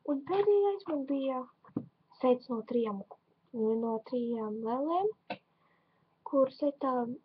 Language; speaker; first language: Latvian; non-native, local second language; Russian